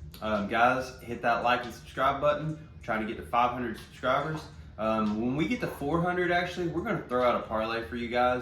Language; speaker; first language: English; native; English